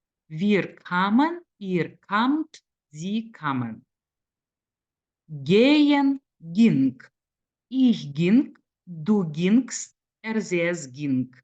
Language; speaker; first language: German; non-native, fluent; Lithuanian